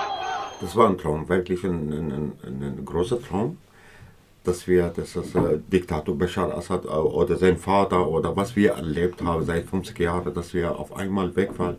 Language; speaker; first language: German; non-native, fluent; Kurdish